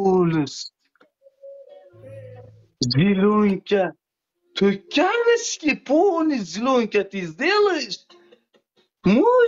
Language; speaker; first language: Russian; non-native, learner; Uzbek